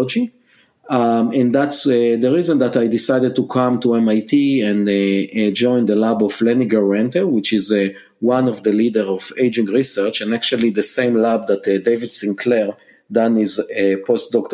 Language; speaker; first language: English; non-native, fluent; Hebrew